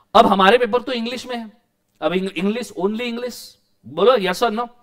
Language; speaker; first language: Hindi; non-native, local second language; Marathi